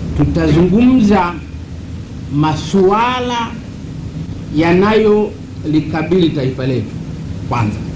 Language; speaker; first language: Swahili; non-native, local second language; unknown